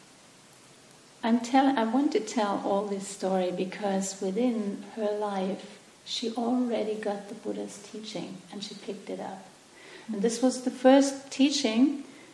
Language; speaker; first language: English; non-native, fluent; German